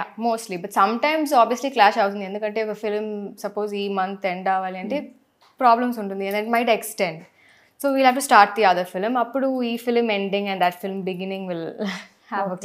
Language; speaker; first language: Telugu; non-native, local second language; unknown